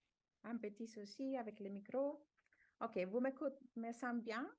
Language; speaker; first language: French; non-native, fluent; Spanish